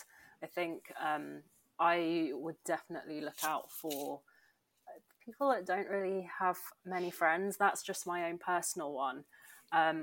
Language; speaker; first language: English; native; English